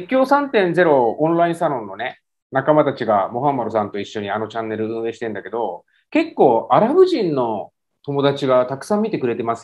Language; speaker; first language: Japanese; native; Japanese